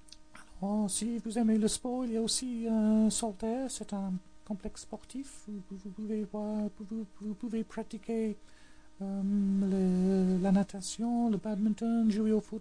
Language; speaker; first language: French; non-native, fluent; English